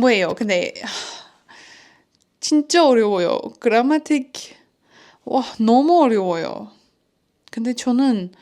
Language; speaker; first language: Korean; non-native, learner; Turkish